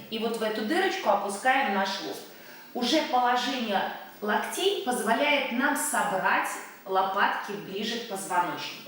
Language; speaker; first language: Russian; native; Russian